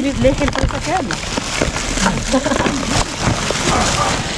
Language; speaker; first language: Spanish; non-native, learner; Filipino